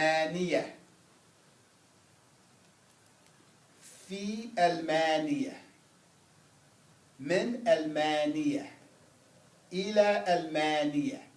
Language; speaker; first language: Arabic; non-native, fluent; English